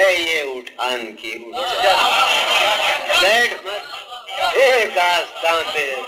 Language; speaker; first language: Urdu; native; Urdu